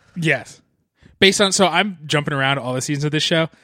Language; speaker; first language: English; native; English